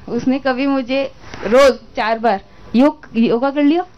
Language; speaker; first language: Hindi; native; Hindi